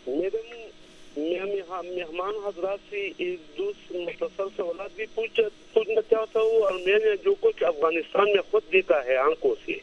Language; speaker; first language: Hindi; non-native, local second language; Pashto